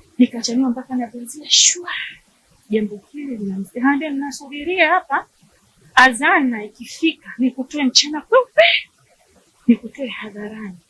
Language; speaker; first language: Swahili; native; Swahili